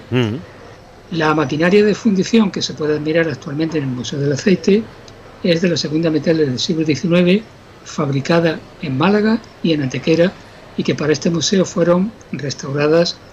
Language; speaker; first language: Spanish; native; Spanish